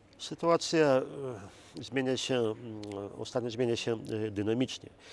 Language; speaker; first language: Polish; native; Polish